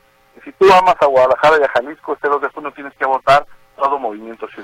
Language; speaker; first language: Spanish; native; Spanish